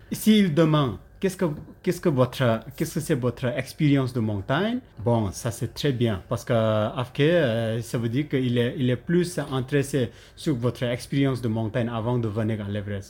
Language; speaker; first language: French; non-native, learner; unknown